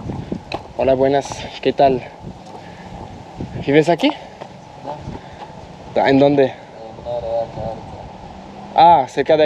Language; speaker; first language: Spanish; non-native, learner; French